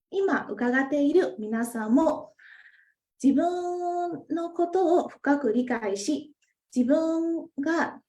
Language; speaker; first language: Japanese; non-native, fluent; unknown